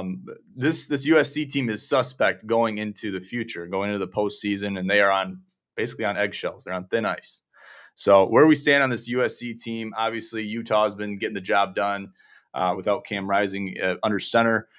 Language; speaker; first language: English; native; English